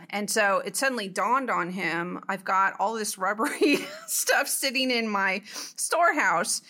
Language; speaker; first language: English; native; English